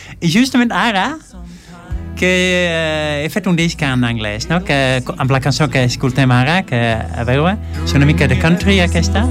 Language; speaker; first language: Catalan; non-native, fluent; Dutch